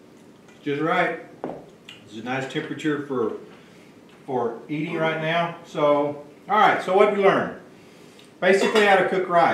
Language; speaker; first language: English; native; English